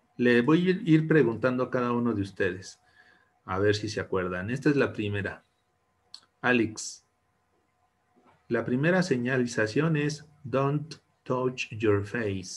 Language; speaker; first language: Spanish; native; Spanish